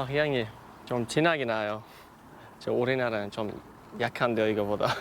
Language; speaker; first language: Korean; non-native, fluent; Japanese